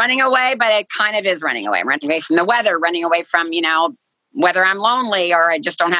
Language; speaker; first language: English; native; English